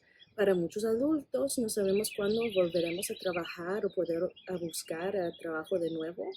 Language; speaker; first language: Spanish; non-native, fluent; English